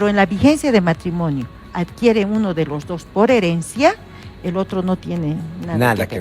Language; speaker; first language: Spanish; native; Spanish